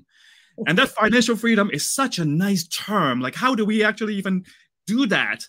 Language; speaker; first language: English; non-native, local second language; Cantonese